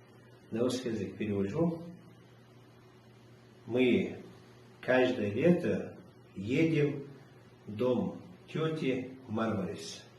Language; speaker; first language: Russian; non-native, local second language; Chechen